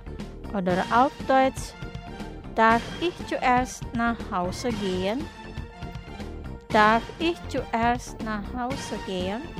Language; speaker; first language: German; non-native, fluent; Indonesian